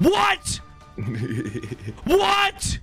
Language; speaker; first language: English; native; English